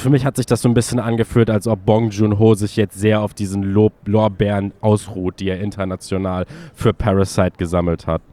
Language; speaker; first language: German; native; German